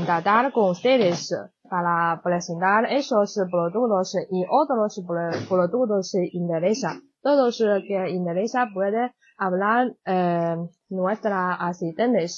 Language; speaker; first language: Spanish; non-native, learner; Chinese